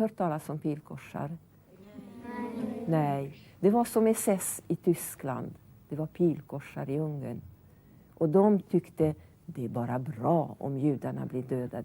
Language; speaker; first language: Swedish; non-native, fluent; Hungarian